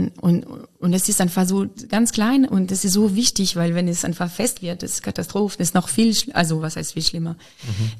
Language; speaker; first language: German; non-native, fluent; French